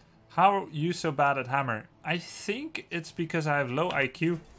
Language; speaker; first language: English; non-native, fluent; Dutch